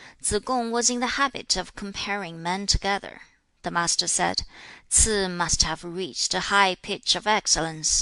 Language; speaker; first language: English; non-native, fluent; Chinese